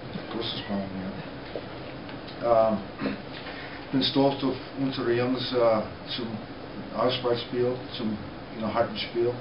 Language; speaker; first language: German; non-native, learner; English